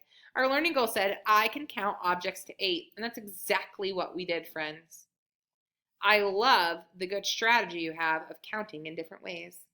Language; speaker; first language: English; native; English